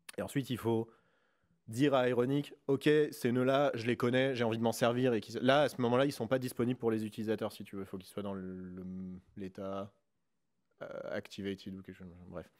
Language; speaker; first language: French; native; French